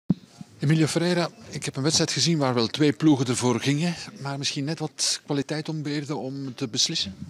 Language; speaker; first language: Dutch; native; Dutch